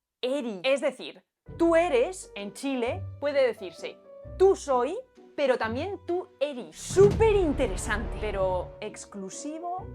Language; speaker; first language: Spanish; native; Spanish